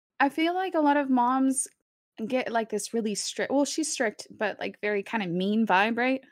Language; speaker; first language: English; early bilingual, other home language; Spanish